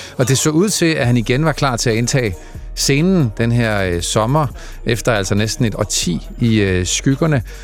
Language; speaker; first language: Danish; native; Danish